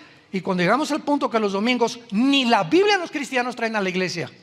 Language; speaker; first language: Spanish; native; Spanish